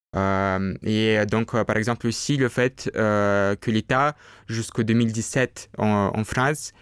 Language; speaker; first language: French; non-native, fluent; Russian